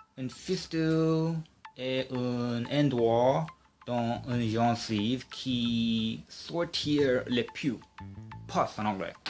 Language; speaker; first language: French; non-native, learner; English